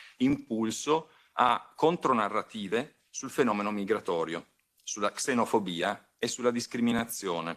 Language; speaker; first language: Italian; native; Italian